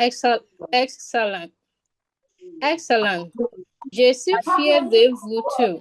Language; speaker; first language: French; non-native, learner; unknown